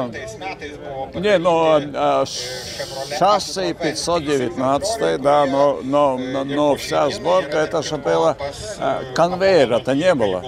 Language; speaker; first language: Russian; non-native, fluent; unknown